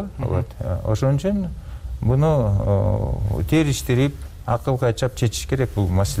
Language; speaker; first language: Kyrgyz; native; Kyrgyz